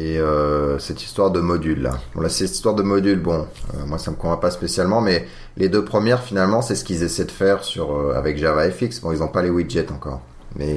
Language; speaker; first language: French; native; French